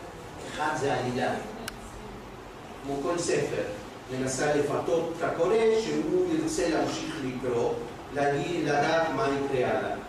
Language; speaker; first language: Hebrew; non-native, fluent; Spanish